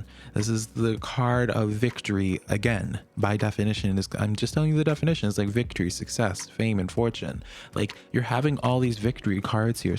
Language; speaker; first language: English; native; English